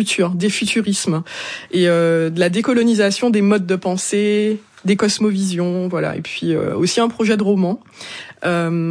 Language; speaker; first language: French; native; French